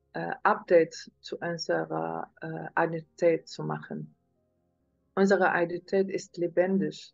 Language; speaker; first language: German; non-native, learner; Arabic